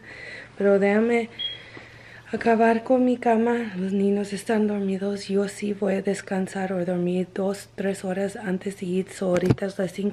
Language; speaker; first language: Spanish; non-native, learner; English